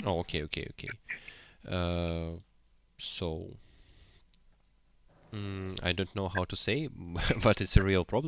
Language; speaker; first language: English; non-native, learner; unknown